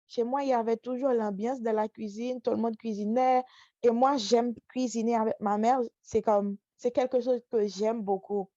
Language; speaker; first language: French; non-native, local second language; Haitian Creole